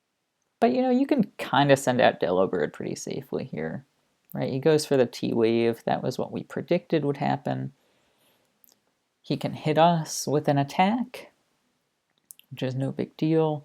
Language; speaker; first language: English; native; English